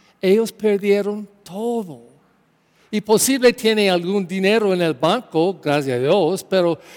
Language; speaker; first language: Spanish; non-native, learner; English